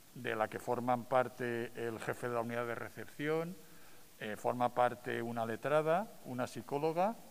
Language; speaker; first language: Spanish; non-native, local second language; Catalan